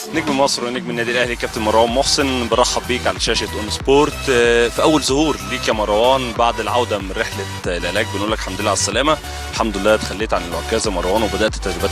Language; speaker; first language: Arabic; native; Arabic